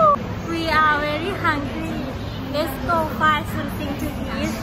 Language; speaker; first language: English; non-native, learner; Thai